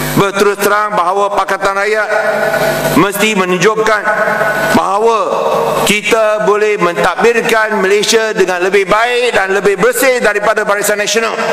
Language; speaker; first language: Malay; non-native, local second language; Chinese